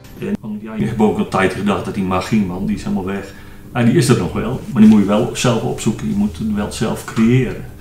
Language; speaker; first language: Dutch; non-native, local second language; Western Frisian